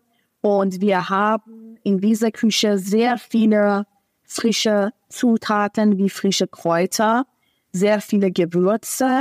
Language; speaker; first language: German; non-native, fluent; Persian